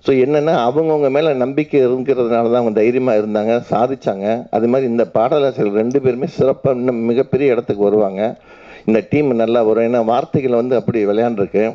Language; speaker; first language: Tamil; native; Tamil